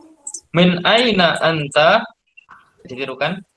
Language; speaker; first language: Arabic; non-native, fluent; Indonesian